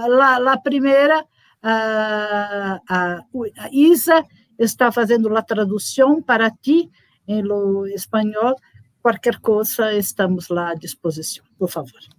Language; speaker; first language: Spanish; non-native, learner; Portuguese